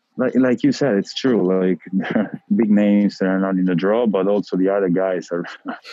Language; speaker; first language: English; non-native, fluent; Italian